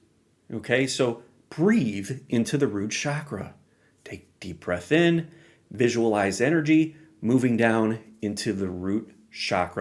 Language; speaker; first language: English; native; English